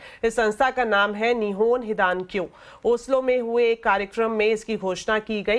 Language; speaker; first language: Hindi; native; Hindi